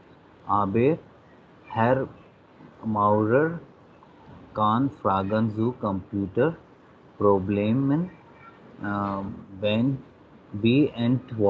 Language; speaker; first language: German; non-native, learner; Hindi